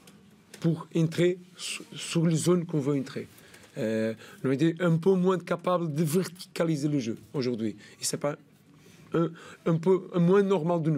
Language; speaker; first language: French; non-native, learner; Portuguese